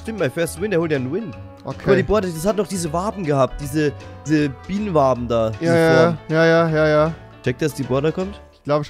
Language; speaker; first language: German; native; German